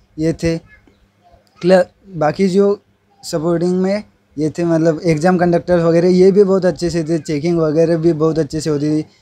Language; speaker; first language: Hindi; non-native, local second language; Marathi